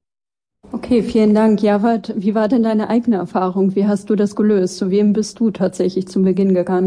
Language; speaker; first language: German; native; German